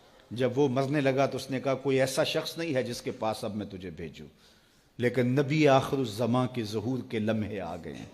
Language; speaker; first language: Urdu; native; Urdu